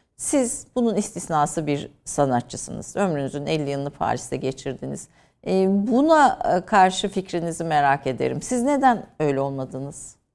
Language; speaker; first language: Turkish; native; Turkish